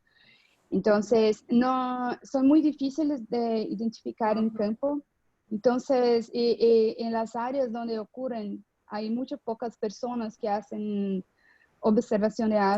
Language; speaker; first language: Spanish; non-native, fluent; Portuguese